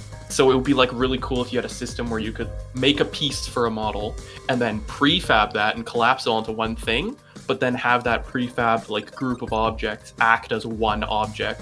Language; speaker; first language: English; native; English